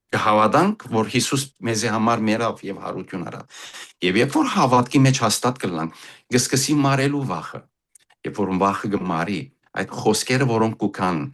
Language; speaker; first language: Armenian; early bilingual, heritage; Armenian